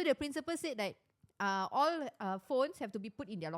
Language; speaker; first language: English; native; English